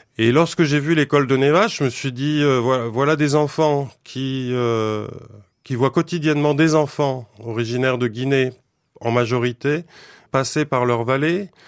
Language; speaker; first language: French; native; French